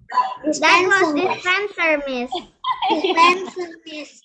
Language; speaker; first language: English; non-native, learner; Indonesian